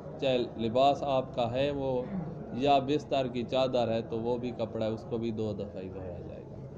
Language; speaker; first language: Urdu; non-native, local second language; Punjabi